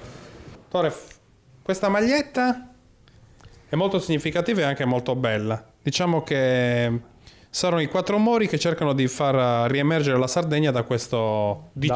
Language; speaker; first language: Italian; native; Italian